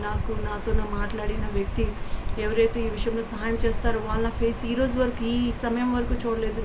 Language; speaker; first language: Telugu; non-native, fluent; Hindi